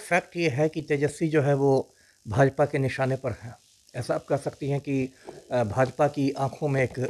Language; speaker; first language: Hindi; native; Hindi